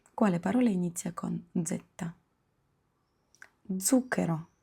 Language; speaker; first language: Italian; non-native, fluent; Ukrainian